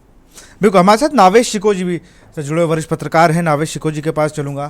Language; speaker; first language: Hindi; native; Hindi